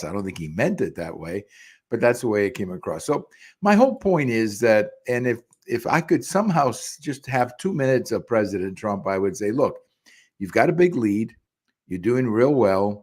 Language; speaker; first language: English; early bilingual, other home language; Spanish